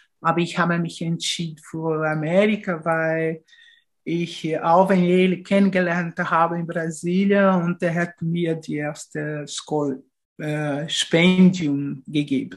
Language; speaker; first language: German; non-native, fluent; Portuguese